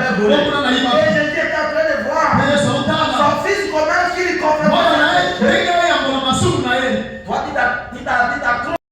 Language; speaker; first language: French; non-native, local second language; Lingala